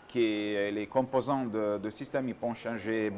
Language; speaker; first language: French; non-native, learner; Italian